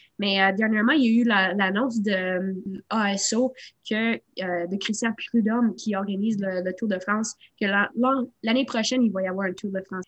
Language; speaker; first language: French; non-native, local second language; English